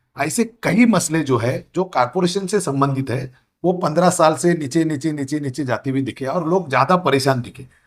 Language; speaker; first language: Hindi; non-native, local second language; Marathi